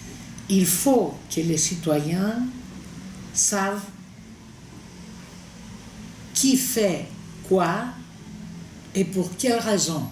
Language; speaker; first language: French; non-native, fluent; Greek